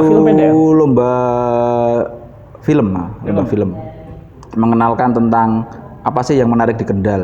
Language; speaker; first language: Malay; non-native, local second language; Javanese